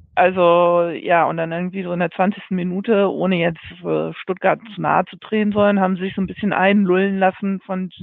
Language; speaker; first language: German; native; German